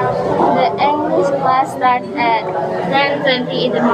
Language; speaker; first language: English; non-native, learner; Indonesian